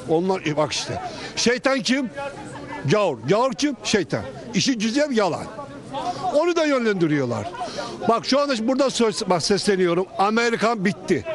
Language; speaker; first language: Turkish; native; Turkish